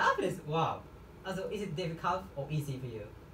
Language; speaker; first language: English; non-native, fluent; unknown